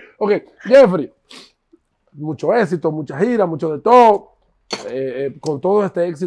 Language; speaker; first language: Spanish; native; Spanish